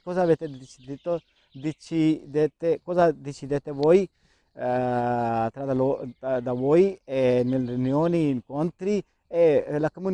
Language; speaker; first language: Italian; non-native, learner; Urdu